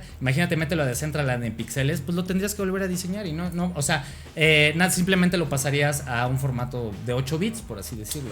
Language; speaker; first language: Spanish; native; Spanish